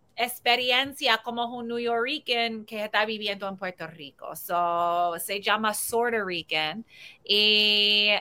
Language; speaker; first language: Spanish; early bilingual, heritage; Spanish